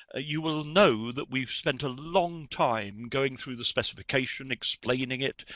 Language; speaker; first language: English; native; English